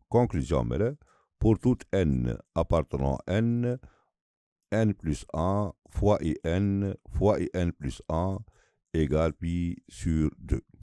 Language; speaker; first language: French; non-native, local second language; Arabic